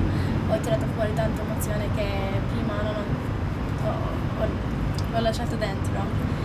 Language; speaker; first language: Italian; non-native, fluent; Maltese